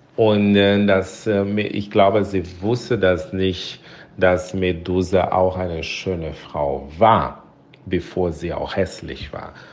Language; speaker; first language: German; non-native, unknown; Portuguese